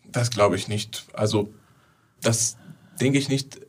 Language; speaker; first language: German; non-native, fluent; Arabic